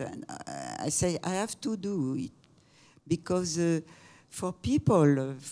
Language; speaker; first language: English; non-native, fluent; French